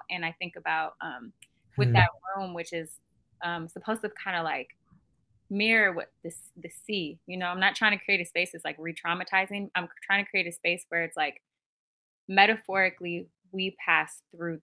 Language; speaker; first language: English; native; English